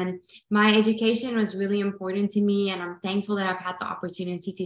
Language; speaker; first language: English; non-native, local second language; Afrikaans